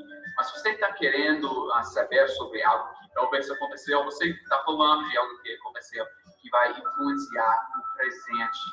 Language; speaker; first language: Portuguese; non-native, fluent; English